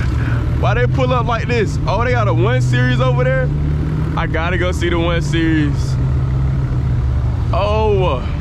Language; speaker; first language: English; native; English